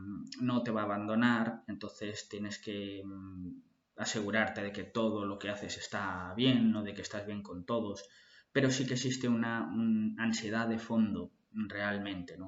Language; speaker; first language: Spanish; native; Spanish